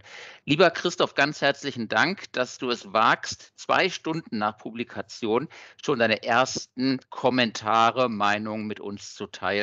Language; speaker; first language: German; native; German